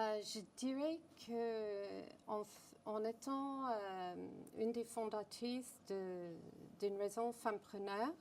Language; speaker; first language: French; non-native, fluent; English